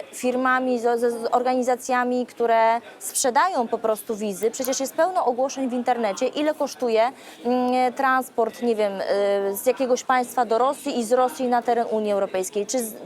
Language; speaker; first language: Polish; native; Polish